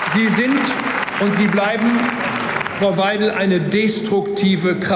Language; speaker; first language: German; native; German